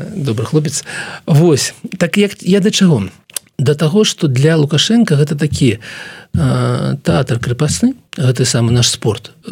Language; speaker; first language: Belarusian; non-native, local second language; Russian